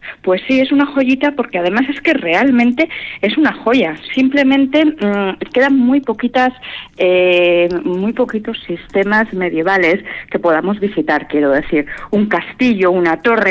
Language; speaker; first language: Spanish; native; Spanish